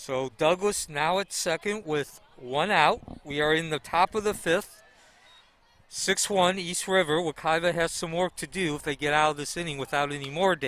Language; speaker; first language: English; native; English